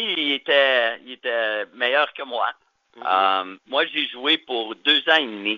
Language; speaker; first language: French; native; French